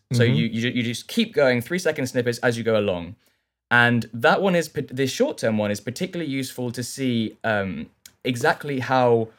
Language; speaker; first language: English; native; English